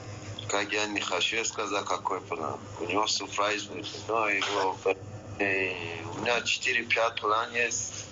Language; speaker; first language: Russian; non-native, learner; Persian